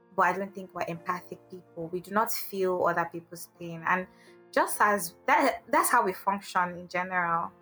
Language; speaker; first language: English; non-native, local second language; Igbo